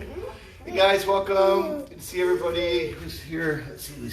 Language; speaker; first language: English; native; English